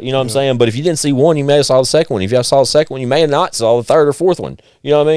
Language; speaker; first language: English; native; English